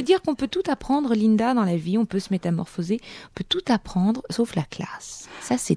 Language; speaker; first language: French; native; French